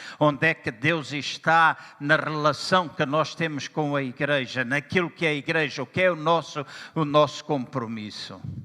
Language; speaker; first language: Portuguese; native; Portuguese